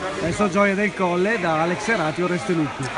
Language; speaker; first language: Italian; native; Italian